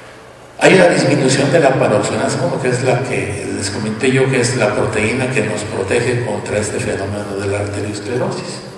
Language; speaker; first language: Spanish; native; Spanish